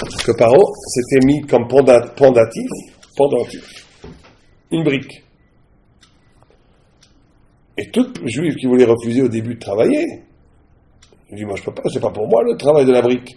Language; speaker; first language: French; native; French